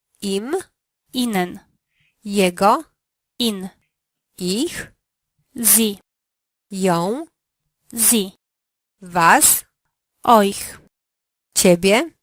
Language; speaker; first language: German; non-native, fluent; Polish